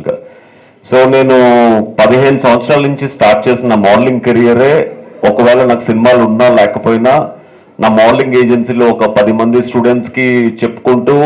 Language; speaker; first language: Telugu; native; Telugu